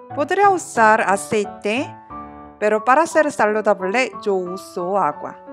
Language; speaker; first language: Spanish; non-native, learner; Korean